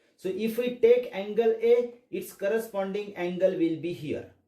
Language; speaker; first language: English; non-native, local second language; Marathi